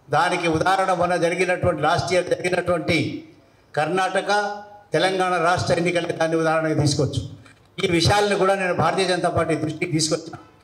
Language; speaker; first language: Telugu; non-native, local second language; Lambadi